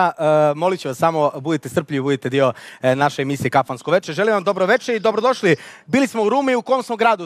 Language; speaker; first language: Bosnian; native; Bosnian